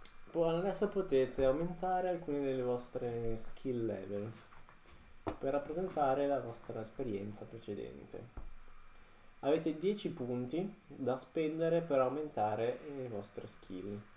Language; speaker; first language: Italian; native; Italian